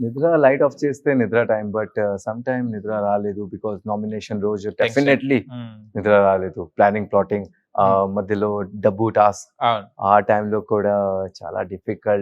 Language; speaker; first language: Telugu; non-native, learner; Hindi